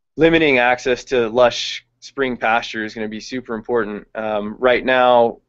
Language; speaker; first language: English; native; English